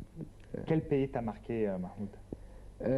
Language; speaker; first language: French; native; French